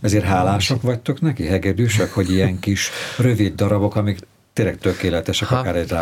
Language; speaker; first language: Hungarian; native; Hungarian